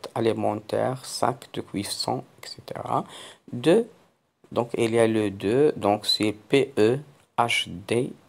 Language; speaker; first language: French; non-native, local second language; Arabic